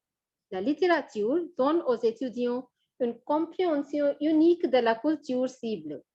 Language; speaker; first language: French; non-native, fluent; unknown